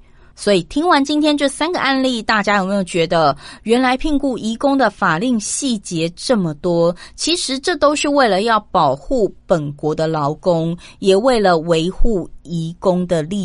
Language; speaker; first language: Chinese; native; Chinese